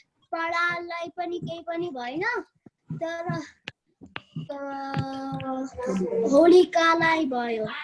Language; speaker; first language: Nepali; early bilingual, heritage; Nepali